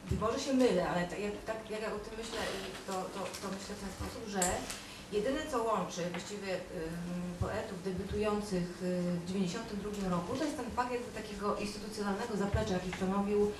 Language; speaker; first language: Polish; native; Polish